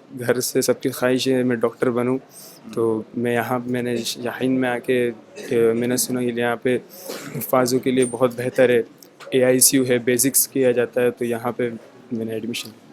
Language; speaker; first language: Hindi; native; Hindi